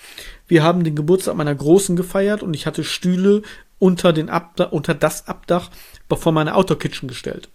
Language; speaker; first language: German; native; German